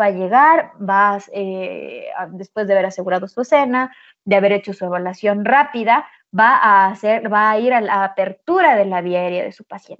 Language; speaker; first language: Spanish; native; Spanish